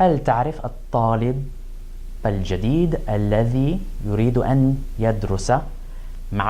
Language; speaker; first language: Arabic; non-native, fluent; English